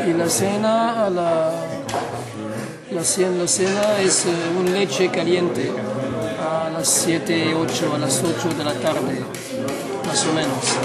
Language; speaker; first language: Spanish; non-native, learner; French